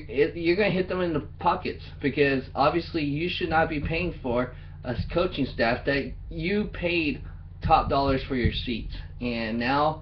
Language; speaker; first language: English; native; English